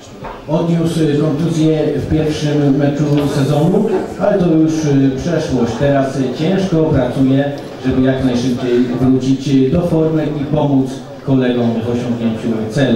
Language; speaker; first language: Polish; native; Polish